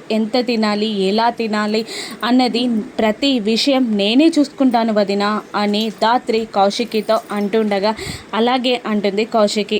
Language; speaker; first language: Telugu; native; Telugu